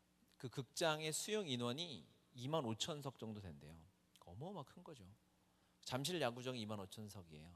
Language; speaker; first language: Korean; native; Korean